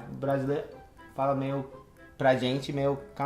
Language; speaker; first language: Portuguese; non-native, fluent; English